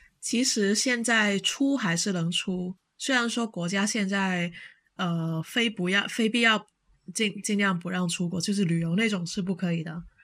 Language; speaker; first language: Chinese; non-native, local second language; Cantonese